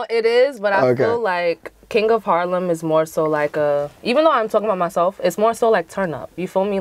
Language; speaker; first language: English; native; English